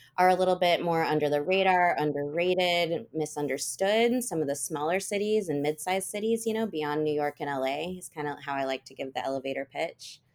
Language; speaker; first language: English; native; English